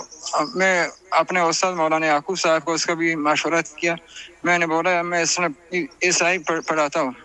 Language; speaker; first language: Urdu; non-native, learner; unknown